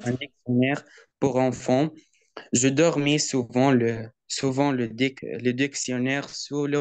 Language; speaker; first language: French; non-native, learner; Arabic